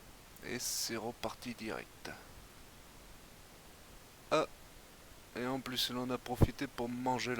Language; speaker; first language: French; native; French